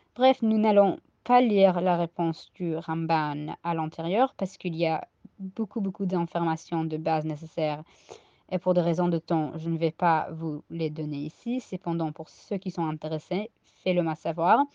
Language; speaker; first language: French; non-native, fluent; English